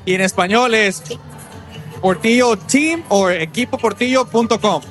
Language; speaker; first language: Spanish; early bilingual, heritage; Spanish